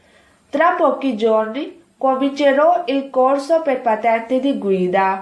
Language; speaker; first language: Italian; non-native, fluent; Urdu